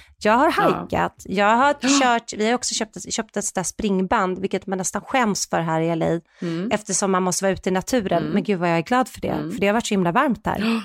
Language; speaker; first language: Swedish; native; Swedish